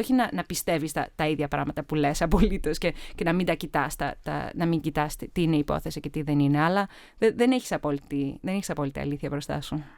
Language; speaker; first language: Greek; early bilingual, heritage; Greek